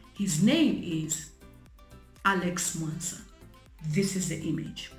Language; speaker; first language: English; non-native, local second language; Bemba